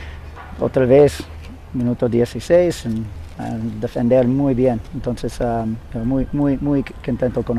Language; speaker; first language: Spanish; non-native, learner; English